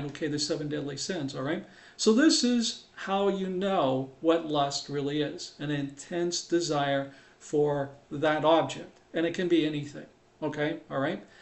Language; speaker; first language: English; native; English